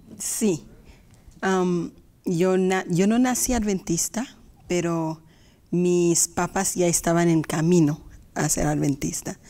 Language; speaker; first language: Spanish; non-native, fluent; Haitian Creole